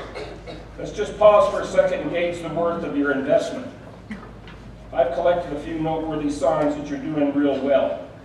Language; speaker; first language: English; native; English